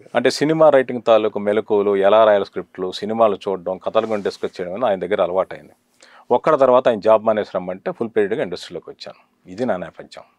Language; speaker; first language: Telugu; native; Telugu